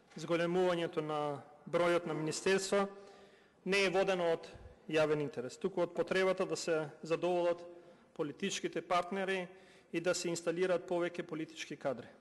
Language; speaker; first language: Macedonian; non-native, local second language; Albanian